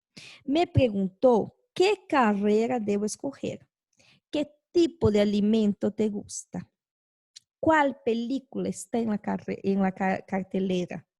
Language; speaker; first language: Spanish; non-native, fluent; Portuguese